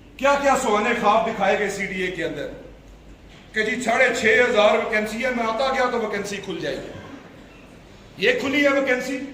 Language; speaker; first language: Urdu; non-native, local second language; Punjabi